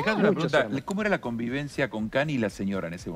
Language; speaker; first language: Spanish; native; Spanish